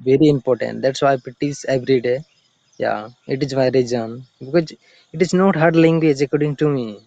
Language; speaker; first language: English; non-native, learner; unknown